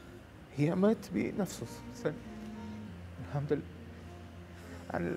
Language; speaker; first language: Arabic; non-native, learner; Portuguese